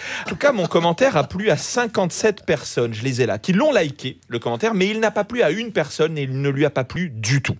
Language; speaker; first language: French; native; French